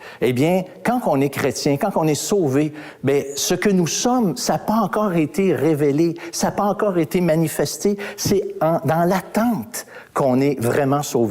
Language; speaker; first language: French; native; French